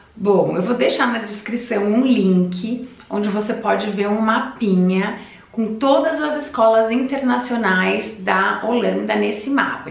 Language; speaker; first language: Portuguese; native; Portuguese